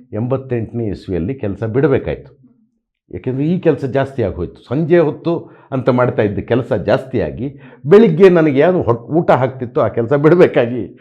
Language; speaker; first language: Kannada; native; Kannada